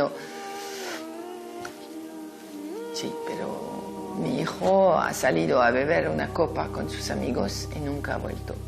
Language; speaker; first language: Spanish; non-native, fluent; French